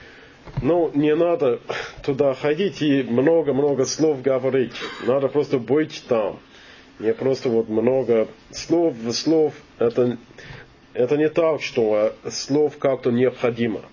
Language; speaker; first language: Russian; non-native, learner; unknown